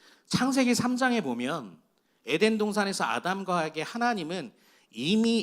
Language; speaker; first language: Korean; native; Korean